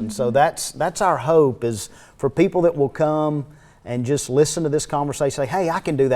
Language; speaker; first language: English; native; English